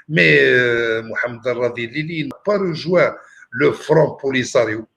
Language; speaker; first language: French; non-native, local second language; Arabic